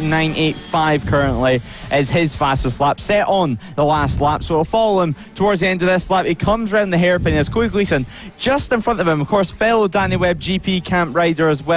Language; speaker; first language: English; native; English